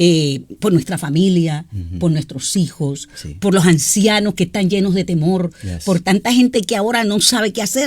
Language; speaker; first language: Spanish; native; Spanish